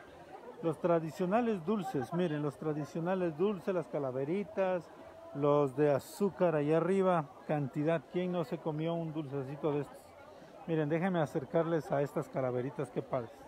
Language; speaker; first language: Spanish; native; Spanish